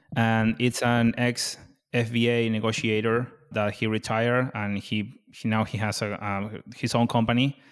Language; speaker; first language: English; non-native, fluent; Spanish